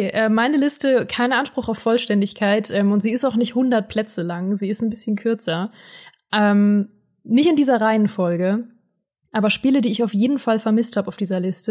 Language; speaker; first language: German; native; German